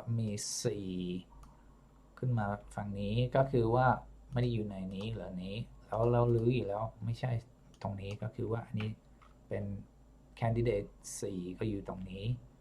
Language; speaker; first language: Thai; non-native, fluent; English